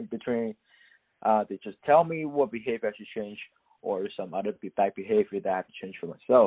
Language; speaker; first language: English; non-native, local second language; Cantonese